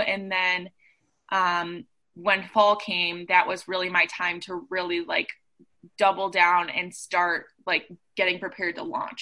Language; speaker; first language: English; native; English